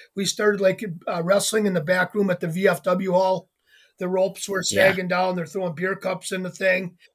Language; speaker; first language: English; native; English